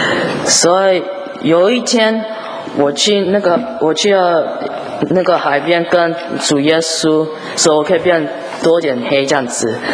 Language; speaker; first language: Chinese; early bilingual, heritage; English